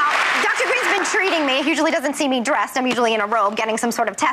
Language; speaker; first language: English; native; English